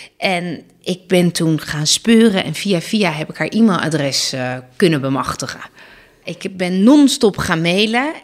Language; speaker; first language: Dutch; native; Dutch